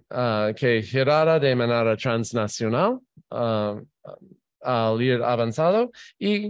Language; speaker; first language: Spanish; non-native, fluent; English